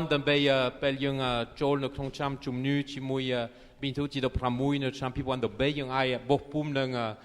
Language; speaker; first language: Khmer; non-native, fluent; French